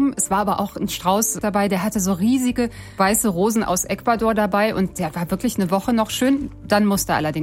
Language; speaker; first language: German; native; German